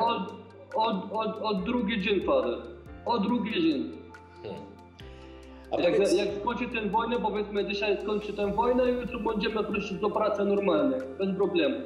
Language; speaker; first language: Polish; non-native, fluent; Arabic